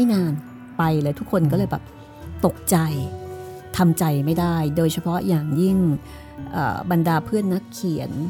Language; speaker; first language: Thai; native; Thai